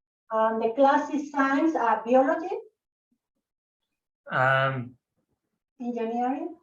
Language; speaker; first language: English; non-native, learner; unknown